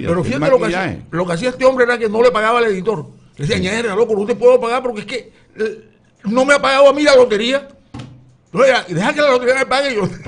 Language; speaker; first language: Spanish; native; Spanish